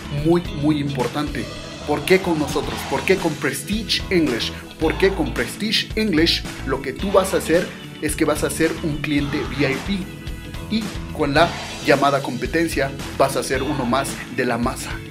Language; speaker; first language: Spanish; native; Spanish